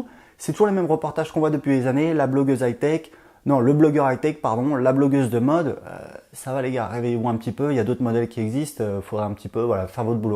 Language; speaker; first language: French; native; French